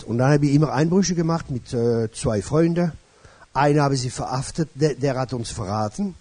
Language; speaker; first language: German; non-native, fluent; French